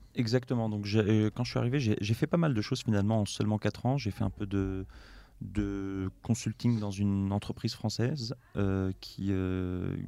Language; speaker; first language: French; native; French